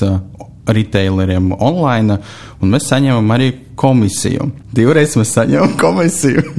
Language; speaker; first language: Latvian; non-native, local second language; Russian